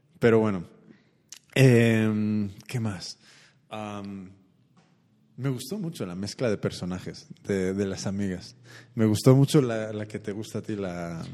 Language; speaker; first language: Spanish; early bilingual, heritage; Spanish